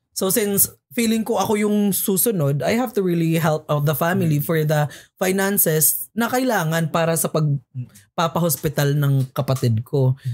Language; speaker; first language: Filipino; native; Filipino